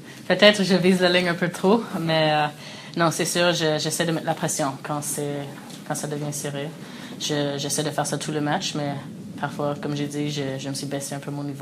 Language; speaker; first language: French; early bilingual, other home language; English